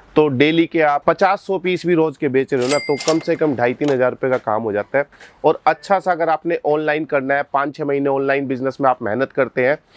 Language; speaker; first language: Hindi; native; Hindi